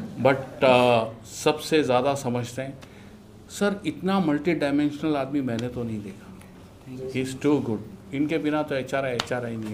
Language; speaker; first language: Hindi; native; Hindi